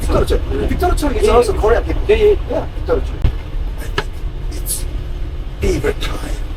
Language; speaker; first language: English; non-native, learner; Korean